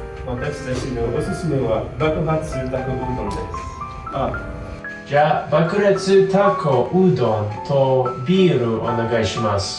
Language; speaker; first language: Japanese; non-native, learner; English